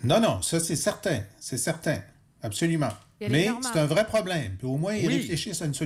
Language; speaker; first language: French; native; French